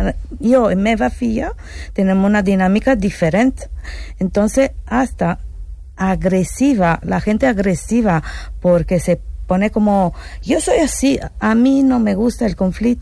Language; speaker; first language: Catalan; non-native, learner; Italian